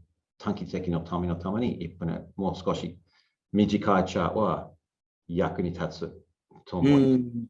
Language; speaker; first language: Japanese; non-native, learner; English